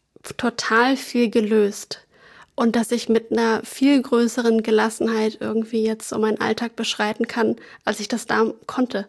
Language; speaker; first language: German; native; German